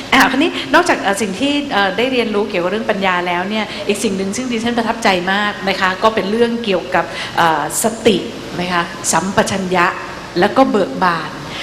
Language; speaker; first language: Thai; native; Thai